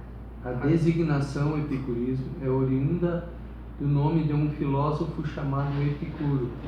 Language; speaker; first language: Portuguese; native; Portuguese